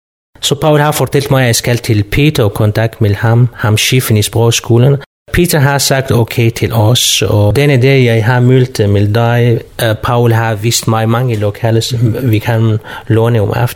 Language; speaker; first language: Danish; non-native, fluent; Kurdish